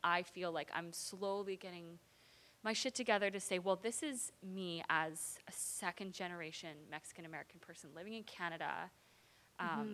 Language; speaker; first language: English; native; English